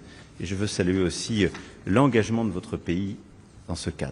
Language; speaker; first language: French; native; French